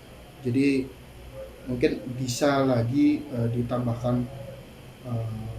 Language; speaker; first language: Indonesian; native; Indonesian